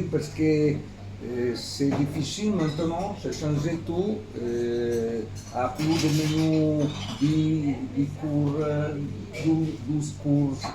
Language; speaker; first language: French; non-native, fluent; Italian